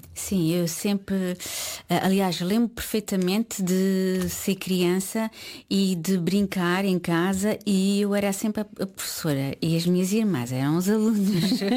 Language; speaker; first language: Portuguese; early bilingual, heritage; Portuguese